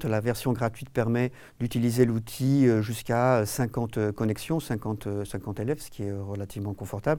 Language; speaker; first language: French; native; French